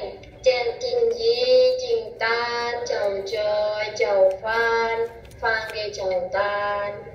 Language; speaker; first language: Cantonese; non-native, learner; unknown